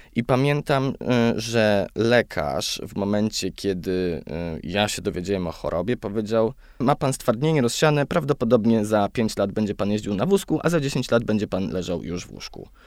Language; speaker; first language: Polish; native; Polish